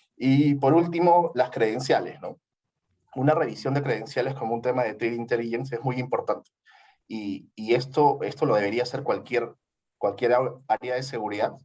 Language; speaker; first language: Spanish; native; Spanish